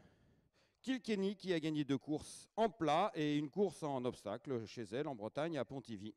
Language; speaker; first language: French; native; French